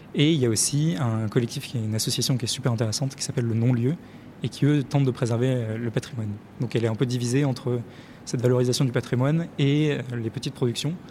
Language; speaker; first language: French; native; French